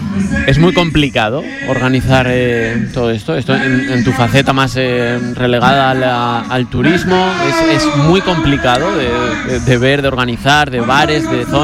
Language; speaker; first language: Spanish; native; Spanish